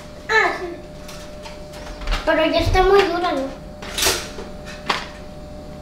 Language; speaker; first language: Spanish; early bilingual, heritage; Spanish